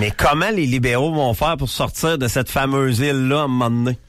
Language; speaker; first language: French; native; French